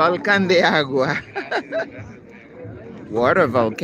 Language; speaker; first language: Spanish; non-native, learner; English